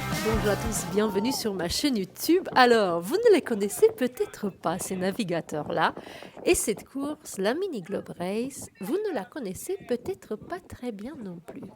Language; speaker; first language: French; native; French